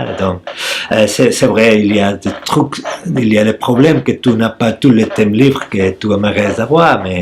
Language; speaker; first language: French; non-native, learner; Spanish